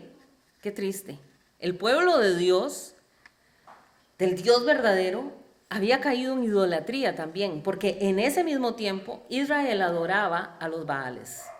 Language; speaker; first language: Spanish; native; Spanish